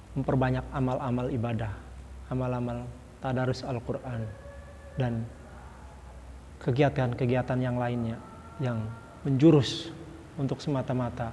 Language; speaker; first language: Indonesian; native; Indonesian